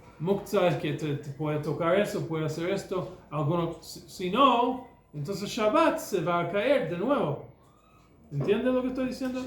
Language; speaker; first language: Spanish; non-native, fluent; English